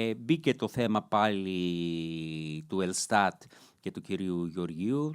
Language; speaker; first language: Greek; early bilingual, heritage; Greek